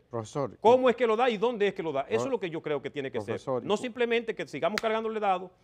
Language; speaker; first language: Spanish; native; Spanish